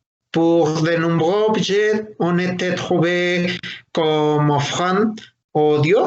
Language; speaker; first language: French; non-native, learner; Spanish